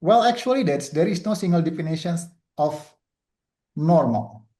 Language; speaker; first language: English; non-native, learner; Indonesian